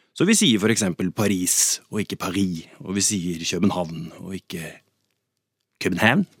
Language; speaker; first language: Norwegian; native; Norwegian